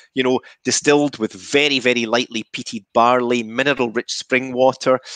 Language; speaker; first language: English; native; English